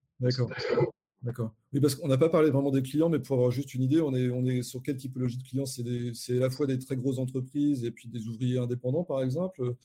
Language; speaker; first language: French; native; French